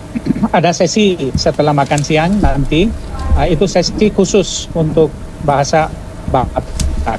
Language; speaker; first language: Indonesian; non-native, fluent; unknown